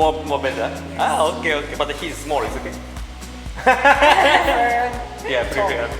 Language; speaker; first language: English; non-native, learner; Japanese